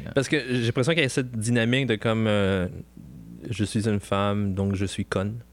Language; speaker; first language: French; native; French